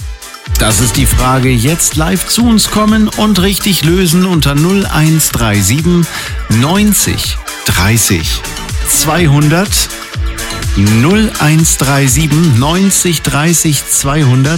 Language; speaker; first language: German; native; German